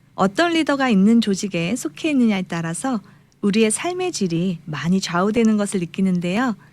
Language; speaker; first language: Korean; native; Korean